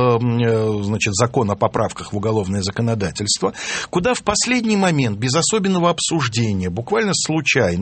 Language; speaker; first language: Russian; native; Russian